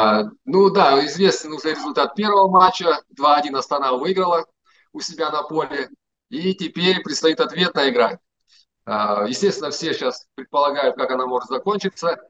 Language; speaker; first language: Russian; native; Russian